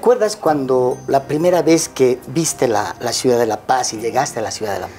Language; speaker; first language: Spanish; native; Spanish